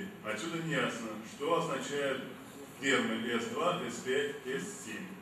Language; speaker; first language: Russian; native; Russian